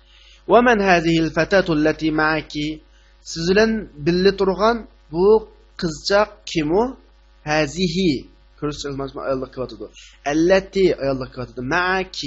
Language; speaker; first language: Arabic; non-native, fluent; Uyghur